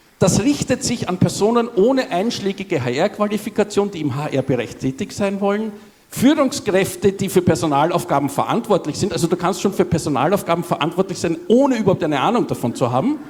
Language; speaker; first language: German; native; German